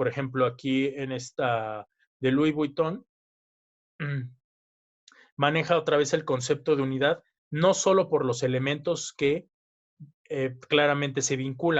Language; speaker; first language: Spanish; native; Spanish